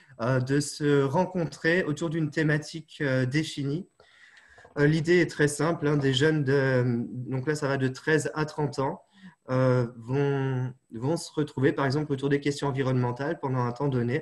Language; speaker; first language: French; native; French